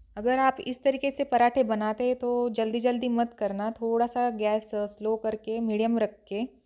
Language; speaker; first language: Hindi; non-native, local second language; Marathi